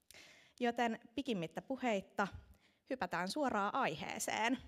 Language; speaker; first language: Finnish; native; Finnish